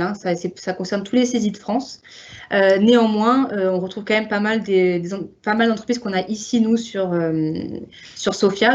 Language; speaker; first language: French; native; French